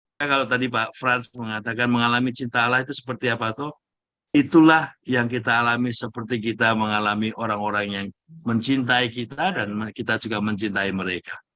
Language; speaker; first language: Indonesian; native; Indonesian